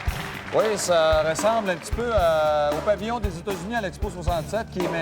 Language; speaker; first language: French; native; French